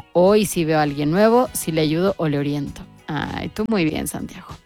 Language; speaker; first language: Spanish; native; Spanish